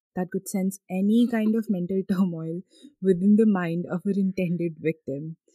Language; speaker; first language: English; non-native, local second language; Hindi